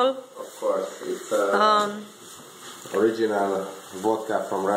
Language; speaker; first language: English; non-native, learner; Hungarian